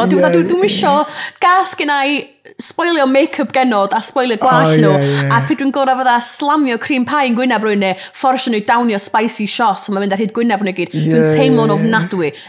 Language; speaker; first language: Welsh; non-native, local second language; English